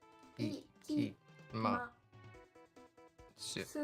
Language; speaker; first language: Japanese; non-native, learner; English